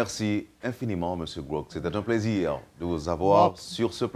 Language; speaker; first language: French; native; French